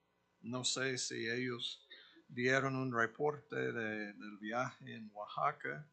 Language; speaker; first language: Spanish; non-native, fluent; English